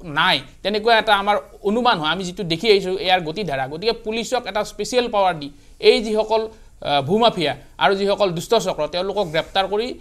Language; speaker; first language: Assamese; native; Assamese